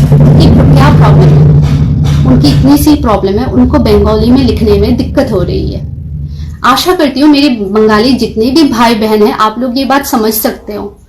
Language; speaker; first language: Hindi; non-native, local second language; Kok Borok